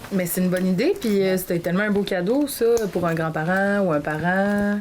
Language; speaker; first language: French; native; French